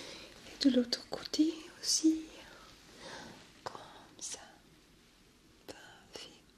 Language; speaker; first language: French; non-native, fluent; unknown